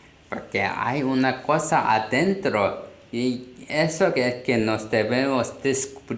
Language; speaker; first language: Spanish; non-native, learner; Korean